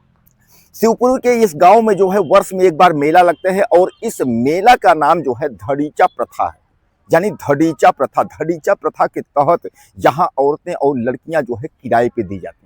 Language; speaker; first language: Hindi; native; Hindi